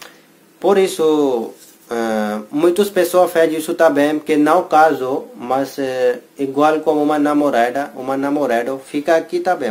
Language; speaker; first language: Portuguese; non-native, learner; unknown